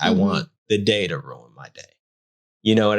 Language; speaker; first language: English; native; English